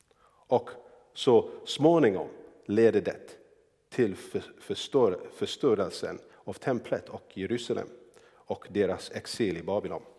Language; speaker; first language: Swedish; non-native, fluent; English